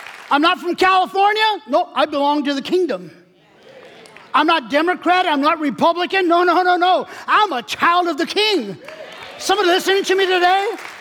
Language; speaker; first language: English; early bilingual, other home language; Spanish